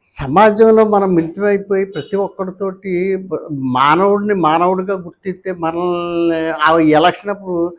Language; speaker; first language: Telugu; native; Telugu